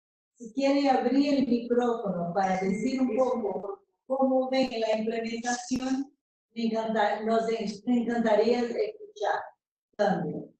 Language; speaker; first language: Spanish; non-native, fluent; Portuguese